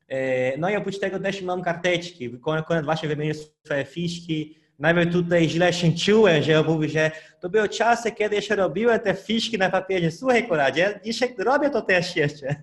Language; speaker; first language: Polish; non-native, fluent; Portuguese